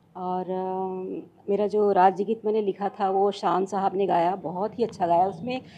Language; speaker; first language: Hindi; non-native, local second language; Chhattisgarhi